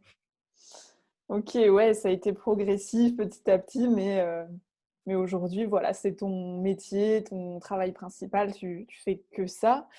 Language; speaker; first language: French; native; French